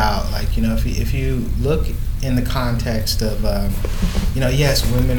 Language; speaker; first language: English; native; English